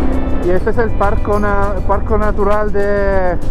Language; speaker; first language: Spanish; non-native, fluent; Italian